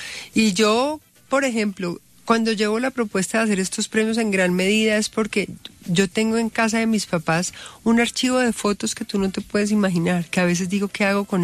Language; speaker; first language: Spanish; native; Spanish